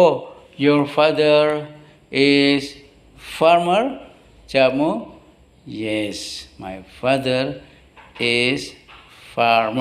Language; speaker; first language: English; non-native, learner; Indonesian